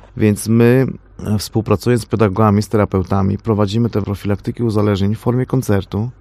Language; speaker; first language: Polish; non-native, fluent; Armenian